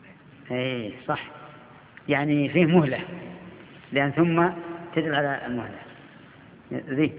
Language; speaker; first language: Arabic; native; Arabic